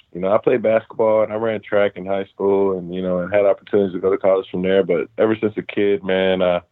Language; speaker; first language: English; native; English